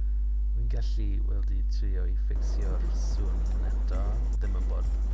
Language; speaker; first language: Welsh; non-native, learner; English